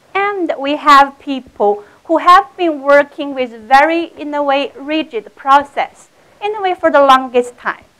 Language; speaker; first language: English; non-native, fluent; Chinese